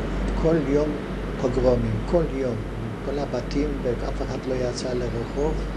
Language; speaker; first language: Hebrew; non-native, fluent; Hungarian